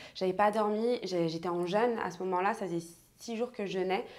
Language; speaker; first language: French; native; French